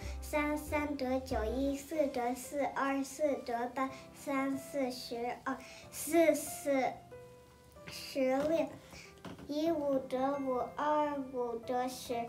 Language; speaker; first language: Chinese; early bilingual, heritage; Chinese